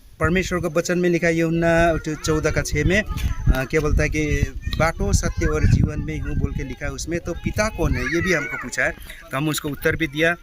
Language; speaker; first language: Hindi; non-native, local second language; Nepali